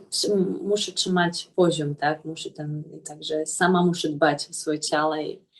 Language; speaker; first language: Polish; non-native, fluent; Russian